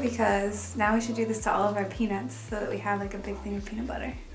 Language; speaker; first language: English; native; English